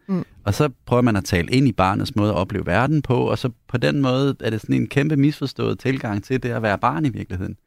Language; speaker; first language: Danish; native; Danish